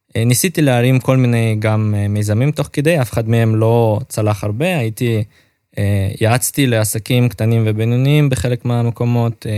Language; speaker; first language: Hebrew; non-native, fluent; Russian